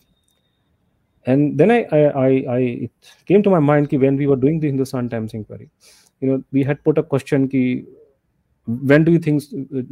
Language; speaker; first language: English; non-native, local second language; Hindi